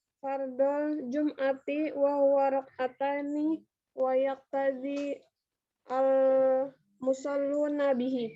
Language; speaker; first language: Arabic; non-native, learner; Indonesian